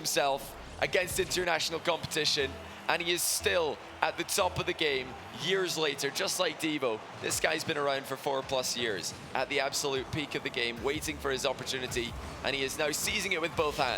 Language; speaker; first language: English; native; English